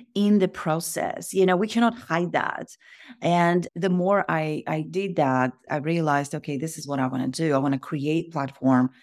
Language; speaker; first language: English; non-native, fluent; Russian